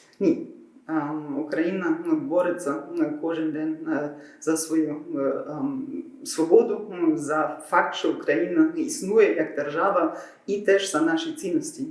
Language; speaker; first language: Ukrainian; non-native, fluent; German